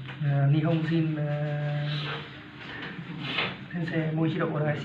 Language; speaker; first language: Japanese; non-native, learner; Vietnamese